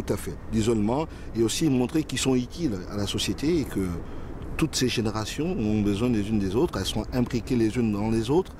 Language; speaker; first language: French; native; French